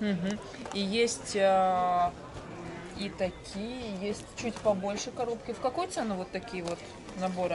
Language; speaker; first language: Russian; native; Russian